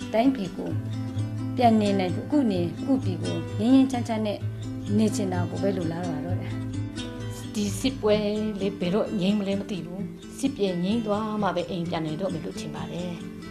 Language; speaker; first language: Burmese; non-native, local second language; Kachin